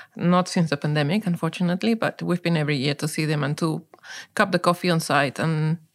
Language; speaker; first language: English; non-native, fluent; Spanish